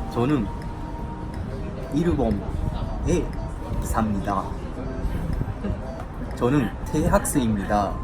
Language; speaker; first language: Korean; non-native, learner; Japanese